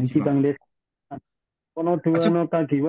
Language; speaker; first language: Japanese; non-native, learner; Indonesian